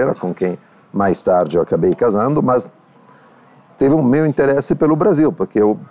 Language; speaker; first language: Portuguese; non-native, fluent; Italian